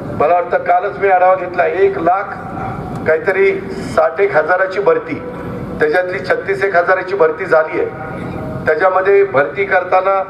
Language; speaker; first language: Marathi; native; Marathi